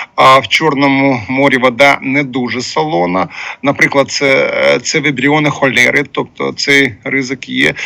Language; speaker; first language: Ukrainian; non-native, local second language; Russian